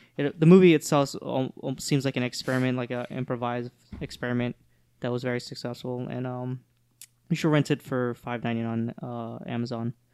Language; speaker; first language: English; native; English